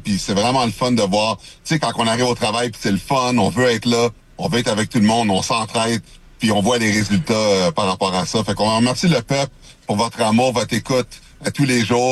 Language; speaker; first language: French; native; French